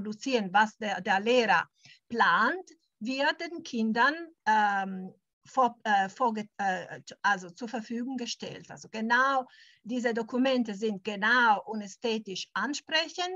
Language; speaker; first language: German; early bilingual, heritage; German